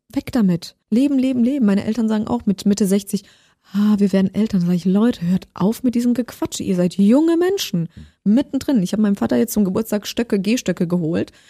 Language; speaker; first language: German; early bilingual, other home language; Polish